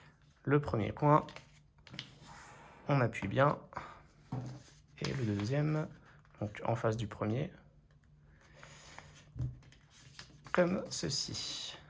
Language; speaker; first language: French; native; French